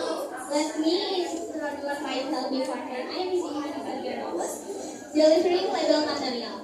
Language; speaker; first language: English; non-native, learner; Indonesian